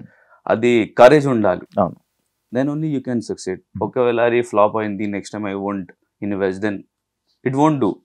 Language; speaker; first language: Telugu; non-native, local second language; Hindi